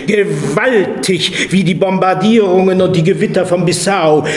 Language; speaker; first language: German; native; German